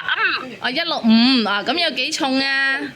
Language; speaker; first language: Cantonese; native; Cantonese